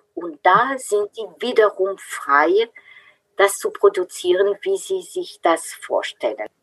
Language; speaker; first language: German; non-native, fluent; French